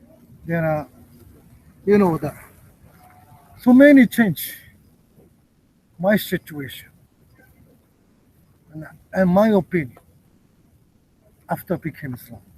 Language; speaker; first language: English; non-native, learner; Japanese